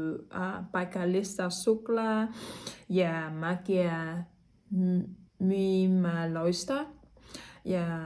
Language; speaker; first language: Finnish; non-native, learner; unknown